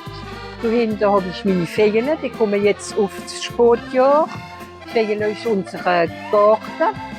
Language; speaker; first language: German; non-native, local second language; Swiss German